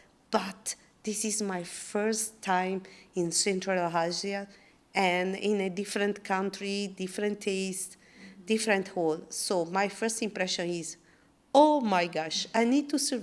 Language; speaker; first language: English; non-native, learner; Italian